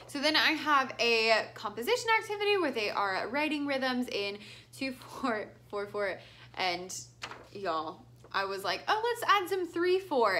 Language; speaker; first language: English; native; English